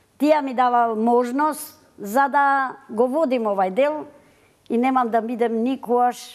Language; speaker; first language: Macedonian; early bilingual, heritage; Macedonian